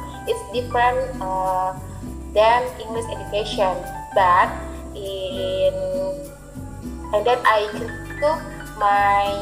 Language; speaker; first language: English; non-native, learner; Indonesian